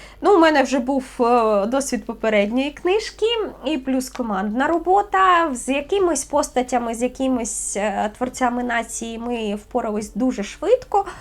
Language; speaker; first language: Ukrainian; native; Ukrainian